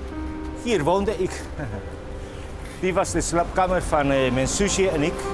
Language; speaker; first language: Dutch; non-native, fluent; Spanish